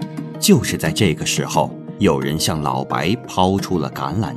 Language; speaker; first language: Chinese; native; Chinese